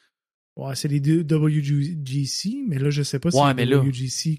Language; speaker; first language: French; native; French